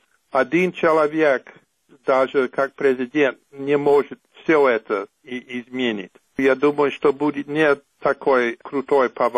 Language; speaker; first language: Russian; non-native, fluent; English